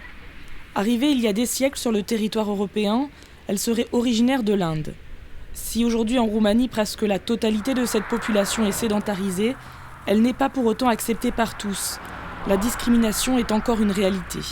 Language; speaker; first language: French; native; French